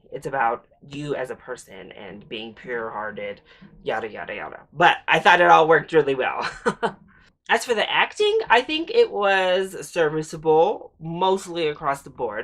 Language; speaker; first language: English; native; English